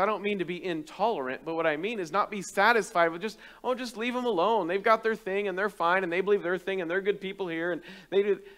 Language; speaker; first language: English; native; English